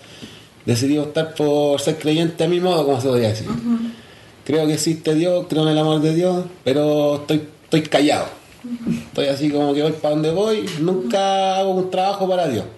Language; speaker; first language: Spanish; native; Spanish